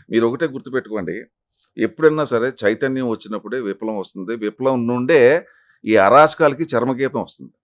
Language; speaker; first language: Telugu; native; Telugu